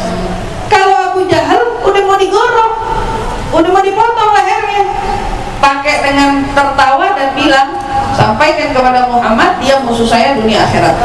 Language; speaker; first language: Indonesian; native; Indonesian